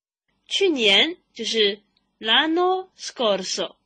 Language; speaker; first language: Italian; non-native, fluent; Chinese